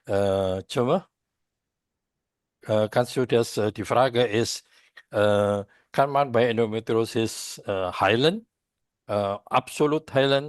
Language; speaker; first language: German; non-native, fluent; Indonesian